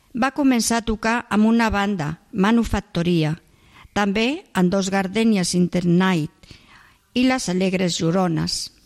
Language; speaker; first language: Catalan; non-native, local second language; Spanish